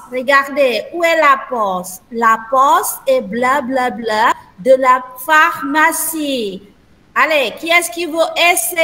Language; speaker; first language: French; non-native, fluent; Indonesian